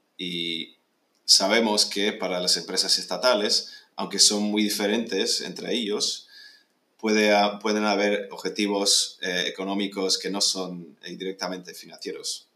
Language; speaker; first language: Spanish; early bilingual, other home language; English